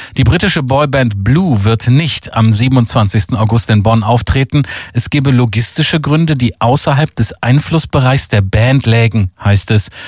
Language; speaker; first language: German; native; German